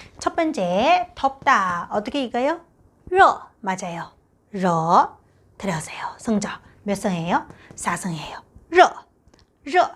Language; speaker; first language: Korean; non-native, fluent; Chinese